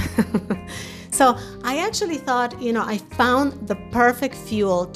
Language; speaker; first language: English; early bilingual, other home language; Spanish